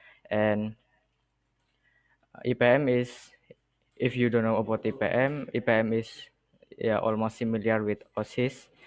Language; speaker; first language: English; non-native, learner; Indonesian